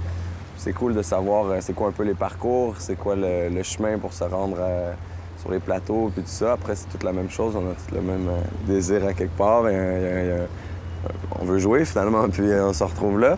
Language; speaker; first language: French; native; French